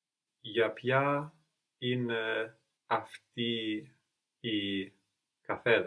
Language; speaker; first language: Greek; non-native, learner; English